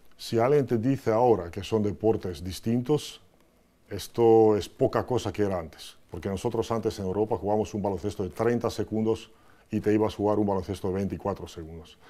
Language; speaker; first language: Spanish; non-native, fluent; Croatian